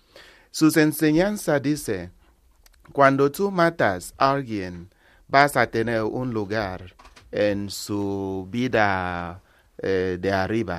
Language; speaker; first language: Spanish; non-native, learner; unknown